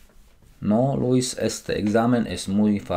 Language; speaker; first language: Spanish; non-native, fluent; Slovak